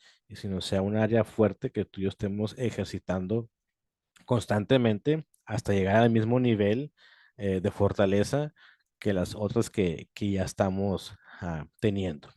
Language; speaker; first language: Spanish; native; Spanish